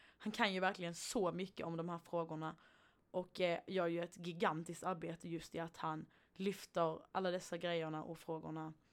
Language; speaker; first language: Swedish; native; Swedish